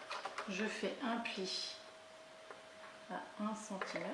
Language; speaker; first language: French; native; French